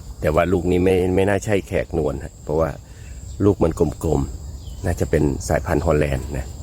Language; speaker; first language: Thai; native; Thai